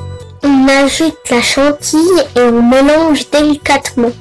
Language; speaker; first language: French; early bilingual, other home language; Romanian